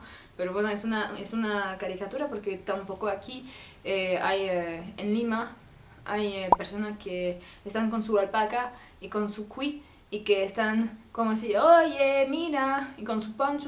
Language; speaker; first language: Spanish; non-native, learner; French